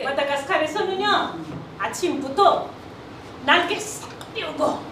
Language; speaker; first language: Korean; non-native, fluent; Malagasy